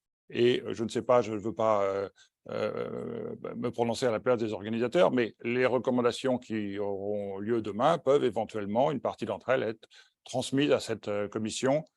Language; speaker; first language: French; native; French